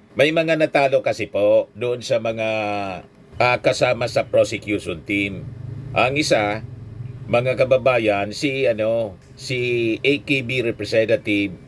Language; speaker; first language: Filipino; non-native, local second language; Bikol